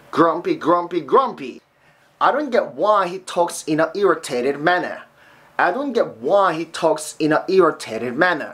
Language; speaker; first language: English; non-native, fluent; Korean